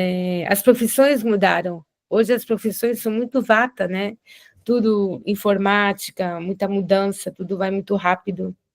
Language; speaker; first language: Portuguese; non-native, fluent; French